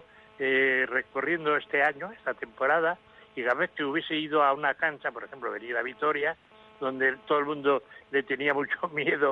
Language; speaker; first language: Spanish; native; Spanish